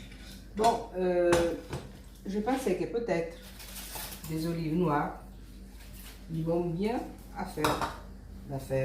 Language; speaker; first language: French; non-native, fluent; Italian